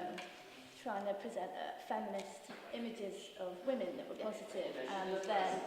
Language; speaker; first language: English; native; English